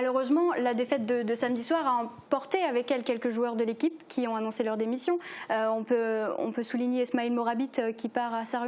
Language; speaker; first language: French; native; French